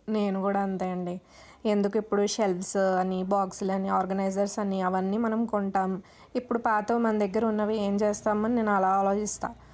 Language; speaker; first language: Telugu; non-native, local second language; Urdu